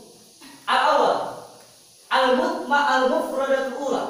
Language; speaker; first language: Arabic; non-native, learner; Indonesian